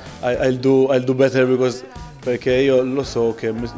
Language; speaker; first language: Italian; non-native, learner; Maltese